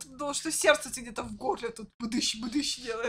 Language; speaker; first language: Russian; native; Russian